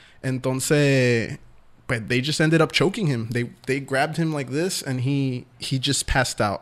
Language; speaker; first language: English; non-native, local second language; Spanish